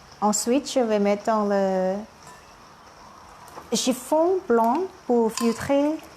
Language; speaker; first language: French; non-native, learner; Thai